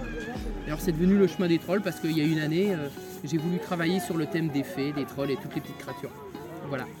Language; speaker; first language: French; native; French